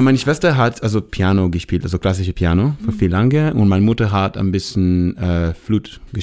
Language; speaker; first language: German; non-native, learner; Hebrew